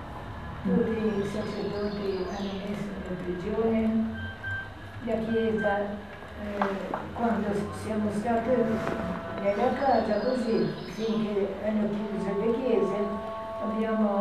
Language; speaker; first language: Italian; non-native, learner; Albanian